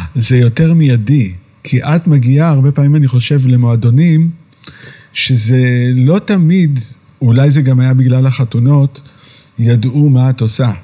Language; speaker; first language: Hebrew; native; Hebrew